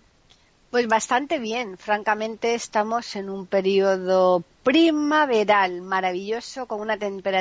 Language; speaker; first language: Spanish; native; Spanish